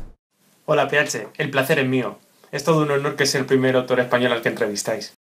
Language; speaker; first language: Spanish; native; Spanish